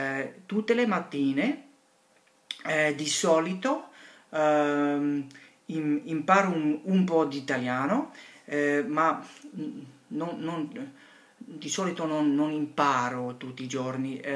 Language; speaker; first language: Italian; non-native, learner; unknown